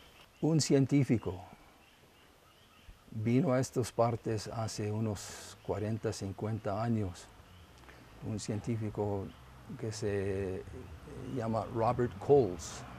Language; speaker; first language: Spanish; non-native, local second language; English